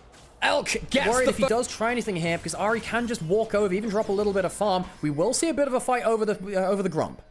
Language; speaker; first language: English; native; English